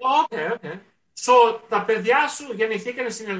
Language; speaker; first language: Greek; early bilingual, heritage; Greek